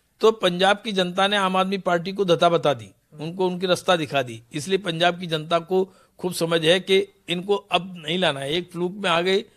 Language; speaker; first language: Hindi; non-native, local second language; Punjabi